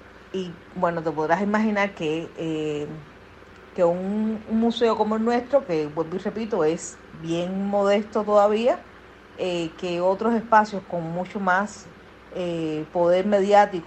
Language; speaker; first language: Spanish; native; Spanish